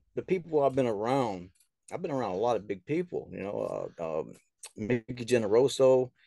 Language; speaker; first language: English; native; English